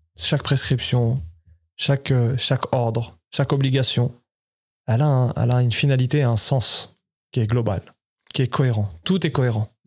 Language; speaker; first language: French; native; French